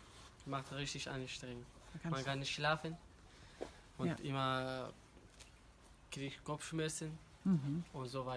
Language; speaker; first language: German; non-native, learner; Kurdish